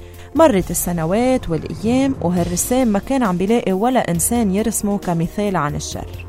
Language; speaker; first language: Arabic; native; Arabic